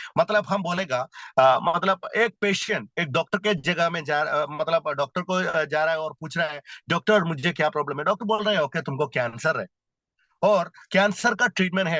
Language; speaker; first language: Hindi; non-native, local second language; Malayalam